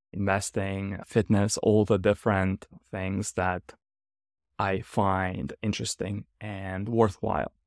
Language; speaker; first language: English; non-native, fluent; Ukrainian